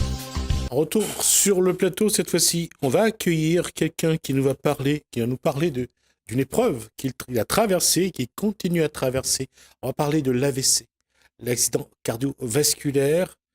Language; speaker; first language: French; native; French